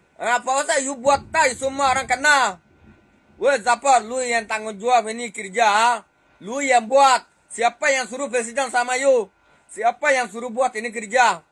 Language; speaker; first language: Malay; non-native, fluent; Rohingya